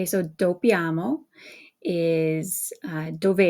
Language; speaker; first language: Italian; non-native, fluent; English